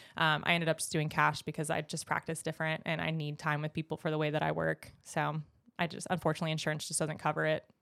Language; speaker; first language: English; native; English